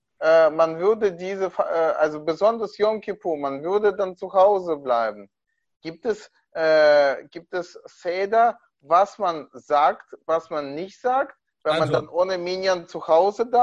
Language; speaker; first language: German; non-native, fluent; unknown